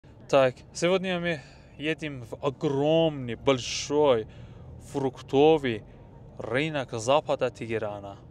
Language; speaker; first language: Russian; non-native, fluent; Persian